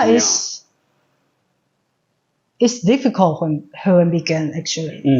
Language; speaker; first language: English; non-native, learner; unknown